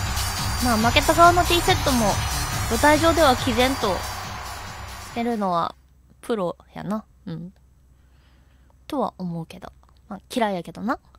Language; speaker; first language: Japanese; native; Japanese